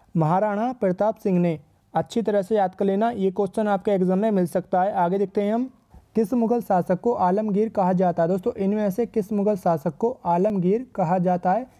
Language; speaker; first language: Hindi; native; Hindi